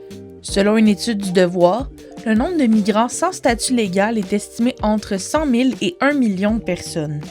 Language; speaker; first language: French; native; French